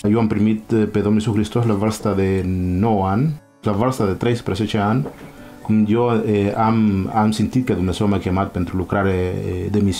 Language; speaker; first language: Romanian; non-native, learner; English